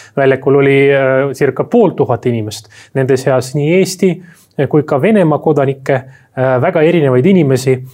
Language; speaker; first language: Estonian; non-native, local second language; Russian